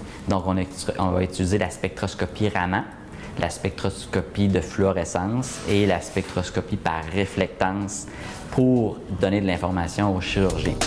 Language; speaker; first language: French; native; French